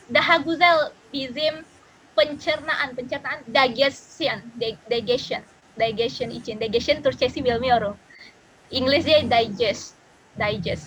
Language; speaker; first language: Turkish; non-native, learner; Indonesian